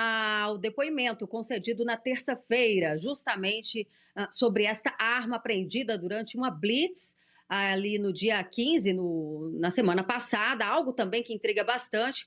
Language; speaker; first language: Portuguese; native; Portuguese